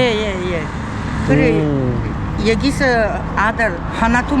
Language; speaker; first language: Korean; early bilingual, heritage; Korean